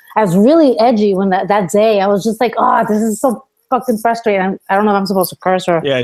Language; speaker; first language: English; early bilingual, other home language; Spanish